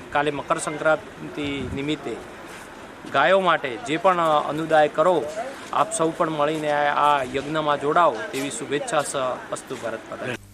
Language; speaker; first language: Gujarati; native; Gujarati